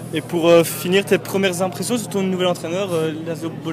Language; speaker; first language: French; native; French